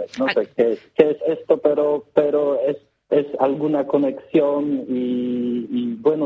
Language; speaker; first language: Spanish; non-native, learner; Polish